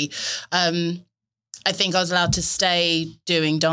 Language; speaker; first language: English; native; English